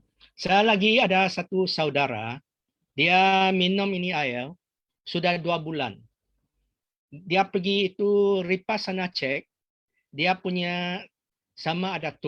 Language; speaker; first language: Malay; non-native, local second language; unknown